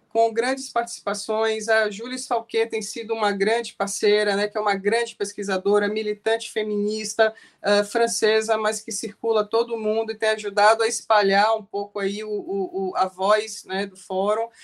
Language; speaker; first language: Portuguese; native; Portuguese